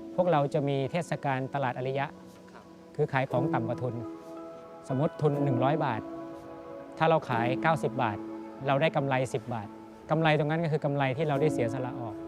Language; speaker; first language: Thai; native; Thai